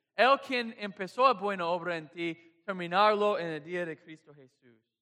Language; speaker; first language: Spanish; non-native, fluent; English